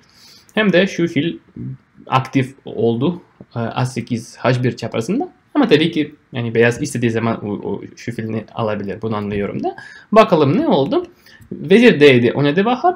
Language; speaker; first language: Turkish; non-native, fluent; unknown